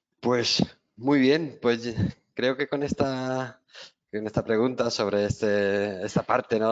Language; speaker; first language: Spanish; native; Spanish